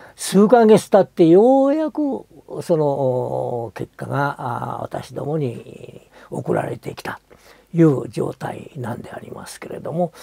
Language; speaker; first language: Japanese; native; Japanese